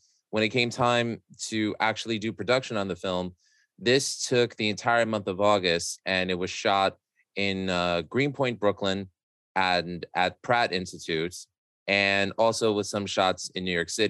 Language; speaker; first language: English; native; English